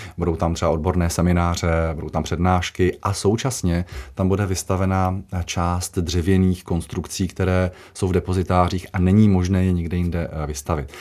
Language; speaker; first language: Czech; native; Czech